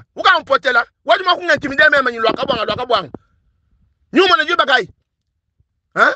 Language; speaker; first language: French; non-native, local second language; Luba-Lulua